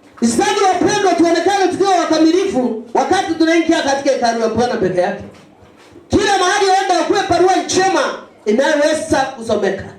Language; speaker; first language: Swahili; non-native, local second language; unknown